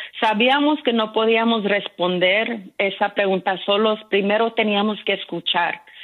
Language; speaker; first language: Spanish; early bilingual, heritage; Spanish